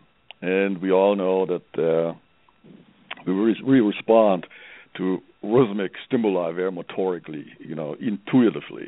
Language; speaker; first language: English; non-native, fluent; German